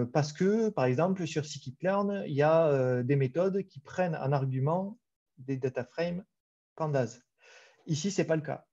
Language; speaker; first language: French; native; French